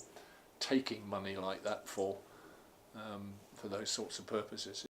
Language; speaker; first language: English; native; English